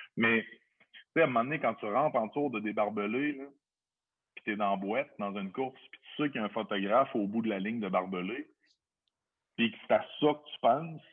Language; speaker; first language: French; native; French